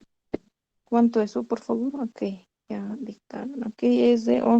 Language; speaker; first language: Spanish; native; Spanish